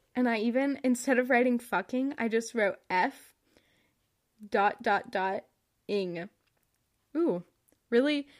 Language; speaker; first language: English; native; English